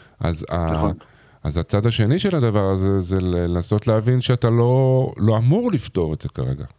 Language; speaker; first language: Hebrew; native; Hebrew